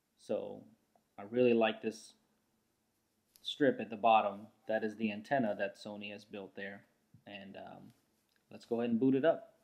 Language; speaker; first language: English; native; English